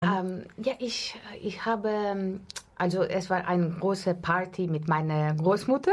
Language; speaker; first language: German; non-native, learner; Russian